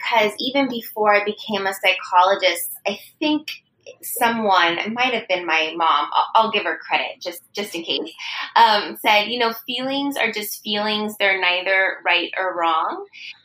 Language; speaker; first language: English; native; English